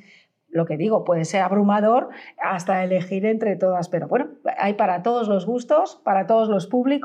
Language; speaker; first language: Spanish; native; Spanish